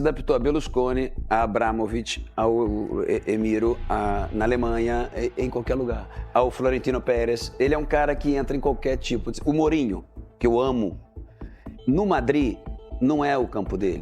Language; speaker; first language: Portuguese; native; Portuguese